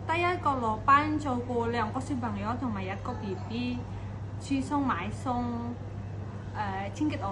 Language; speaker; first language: Cantonese; non-native, fluent; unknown